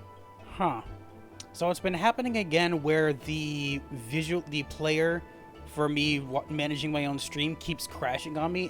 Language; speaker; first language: English; native; English